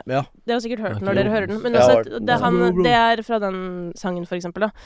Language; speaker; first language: Norwegian; native; Norwegian